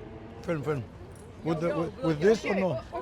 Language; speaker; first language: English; non-native, learner; Arabic